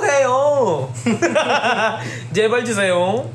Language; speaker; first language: Korean; non-native, learner; Filipino